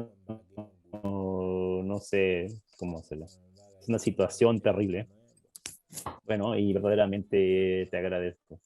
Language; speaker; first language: Spanish; non-native, fluent; English